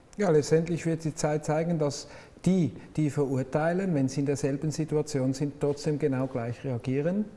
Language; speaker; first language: German; native; German